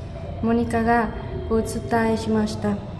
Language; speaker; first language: Japanese; non-native, learner; Spanish